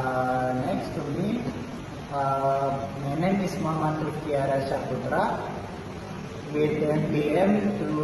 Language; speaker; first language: English; non-native, learner; Indonesian